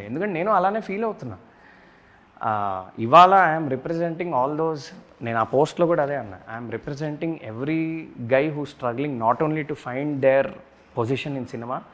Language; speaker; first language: Telugu; native; Telugu